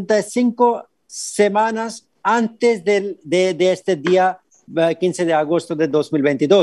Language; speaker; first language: Spanish; non-native, fluent; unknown